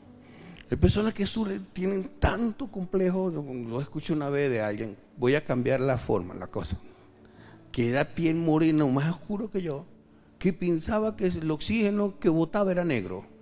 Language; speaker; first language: Spanish; native; Spanish